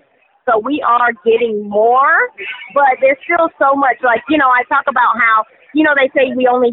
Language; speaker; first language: English; native; English